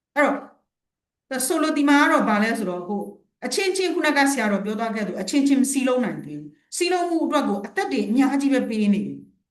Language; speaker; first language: Burmese; non-native, local second language; Shwe Palaung